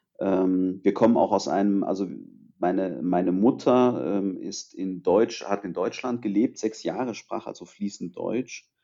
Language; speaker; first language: German; early bilingual, other home language; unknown